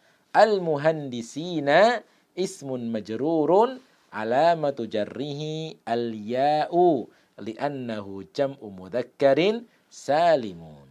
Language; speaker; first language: Arabic; non-native, fluent; Indonesian